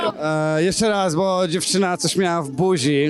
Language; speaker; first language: Polish; native; Polish